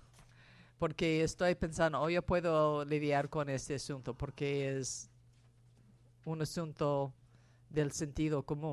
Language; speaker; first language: Spanish; non-native, fluent; English